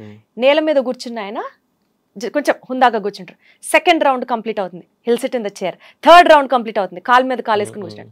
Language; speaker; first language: Telugu; native; Telugu